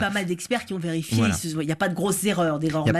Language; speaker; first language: French; native; French